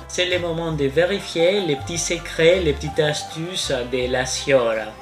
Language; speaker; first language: French; non-native, fluent; Greek